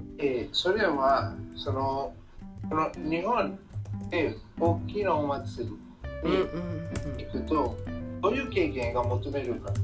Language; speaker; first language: Japanese; non-native, learner; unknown